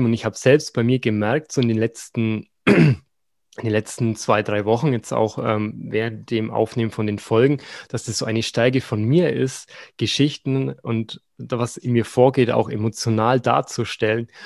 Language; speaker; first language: German; native; German